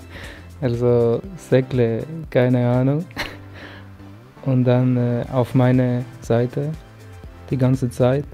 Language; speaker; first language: German; non-native, local second language; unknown